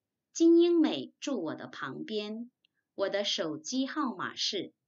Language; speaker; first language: Chinese; non-native, fluent; Korean